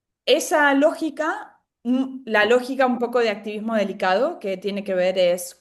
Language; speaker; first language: Spanish; native; Spanish